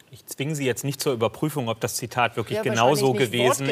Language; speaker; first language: German; native; German